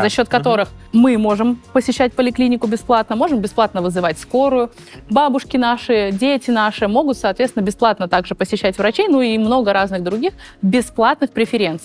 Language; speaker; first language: Russian; native; Russian